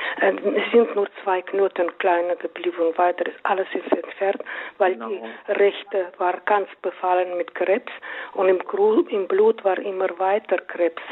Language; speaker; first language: German; non-native, learner; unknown